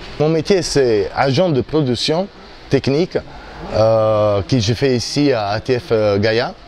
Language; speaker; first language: French; non-native, fluent; Italian